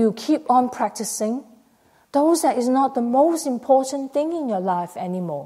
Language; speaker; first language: English; non-native, local second language; Cantonese